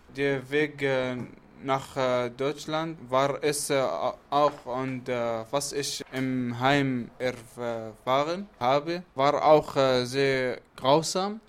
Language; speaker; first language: German; non-native, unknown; Arabic